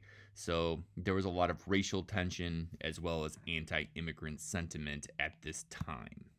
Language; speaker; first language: English; native; English